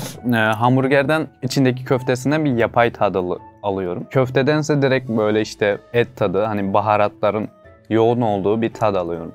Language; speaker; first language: Turkish; non-native, fluent; Uzbek